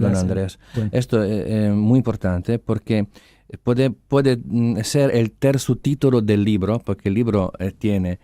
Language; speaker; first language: Spanish; non-native, fluent; Italian